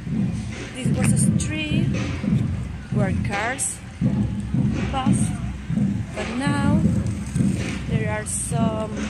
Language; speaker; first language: English; non-native, fluent; Spanish